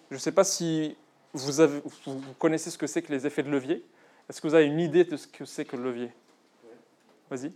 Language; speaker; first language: French; non-native, local second language; Arabic